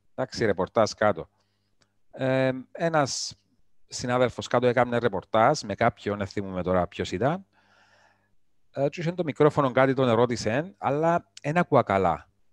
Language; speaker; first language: Greek; native; Greek